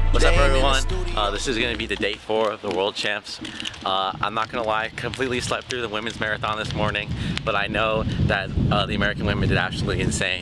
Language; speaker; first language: English; native; English